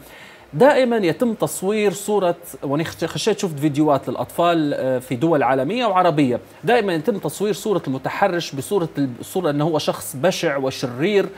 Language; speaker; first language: Arabic; native; Arabic